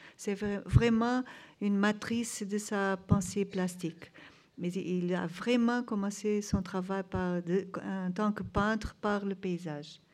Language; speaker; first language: French; non-native, fluent; Portuguese